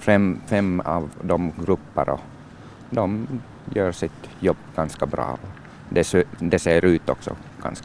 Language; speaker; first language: Swedish; non-native, learner; Finnish